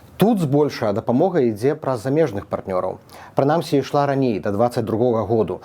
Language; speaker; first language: Belarusian; non-native, local second language; Russian